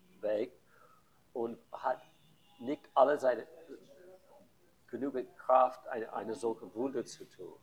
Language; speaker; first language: German; non-native, learner; English